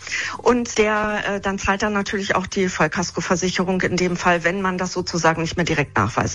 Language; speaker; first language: German; native; German